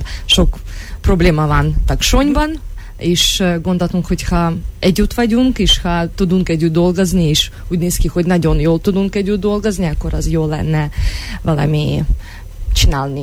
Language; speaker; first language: Hungarian; non-native, fluent; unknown